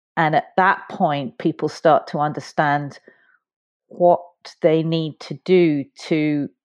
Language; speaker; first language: English; native; English